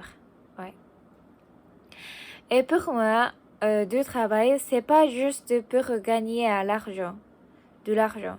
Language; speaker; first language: French; non-native, learner; Japanese